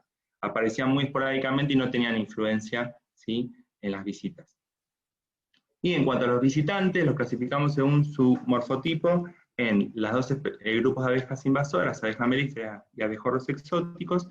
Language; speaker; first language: Spanish; native; Spanish